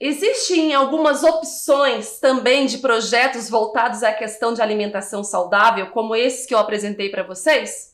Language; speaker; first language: Portuguese; native; Portuguese